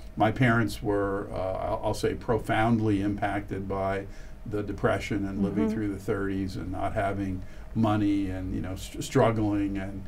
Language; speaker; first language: English; native; English